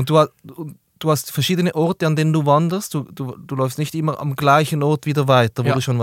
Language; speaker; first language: German; native; German